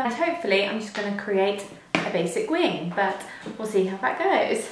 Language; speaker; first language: English; native; English